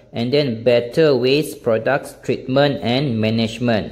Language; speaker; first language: English; non-native, local second language; Malay